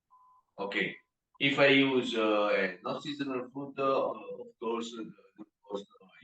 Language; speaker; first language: English; non-native, learner; Italian